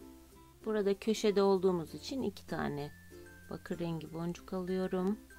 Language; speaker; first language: Turkish; native; Turkish